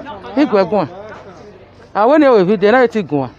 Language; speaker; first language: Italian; non-native, learner; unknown